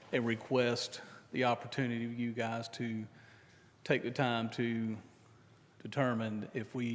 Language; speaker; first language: English; native; English